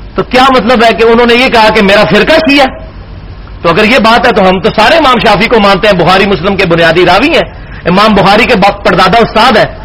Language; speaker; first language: Urdu; non-native, local second language; Punjabi